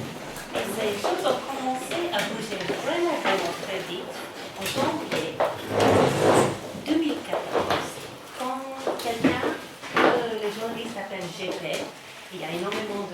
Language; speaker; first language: French; non-native, fluent; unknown